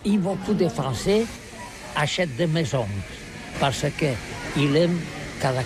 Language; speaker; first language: French; non-native, learner; Catalan